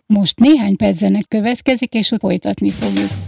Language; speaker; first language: Hungarian; native; Hungarian